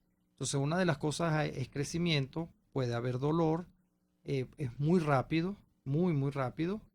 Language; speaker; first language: Spanish; native; Spanish